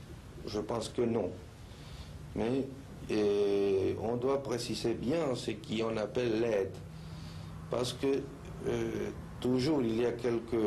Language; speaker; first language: French; non-native, fluent; Spanish